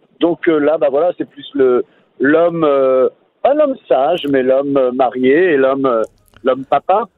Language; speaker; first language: French; native; French